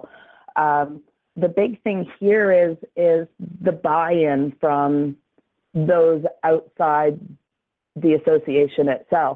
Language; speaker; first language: English; native; English